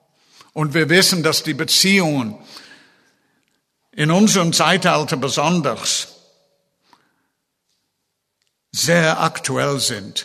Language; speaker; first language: German; non-native, fluent; English